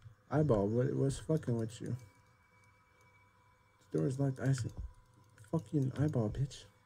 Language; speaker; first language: English; native; English